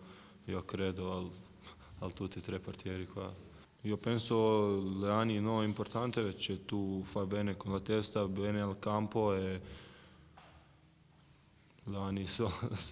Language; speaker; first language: Italian; non-native, learner; Croatian